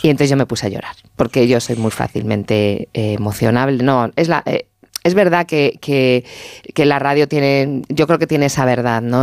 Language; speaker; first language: Spanish; native; Spanish